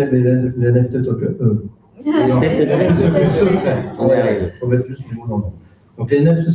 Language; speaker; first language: French; native; French